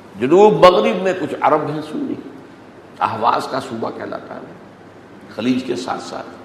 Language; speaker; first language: Urdu; native; Urdu